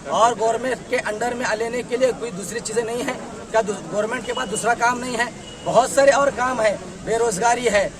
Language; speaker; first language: Urdu; native; Urdu